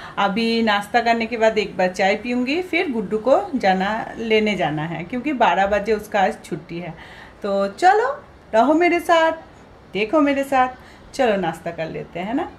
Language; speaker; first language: Hindi; non-native, local second language; Bangla